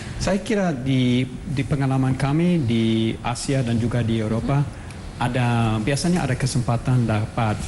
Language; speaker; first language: Indonesian; non-native, fluent; English